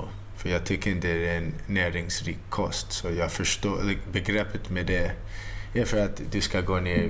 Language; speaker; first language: Swedish; early bilingual, heritage; Swedish